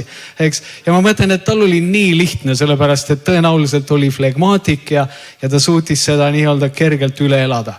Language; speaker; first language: Estonian; native; Estonian